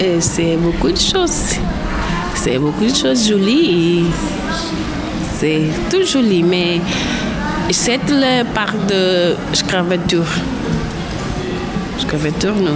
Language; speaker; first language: French; non-native, learner; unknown